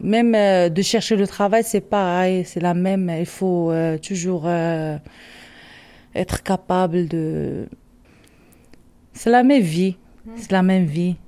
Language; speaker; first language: French; non-native, learner; Arabic